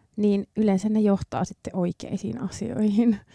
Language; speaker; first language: Finnish; early bilingual, other home language; English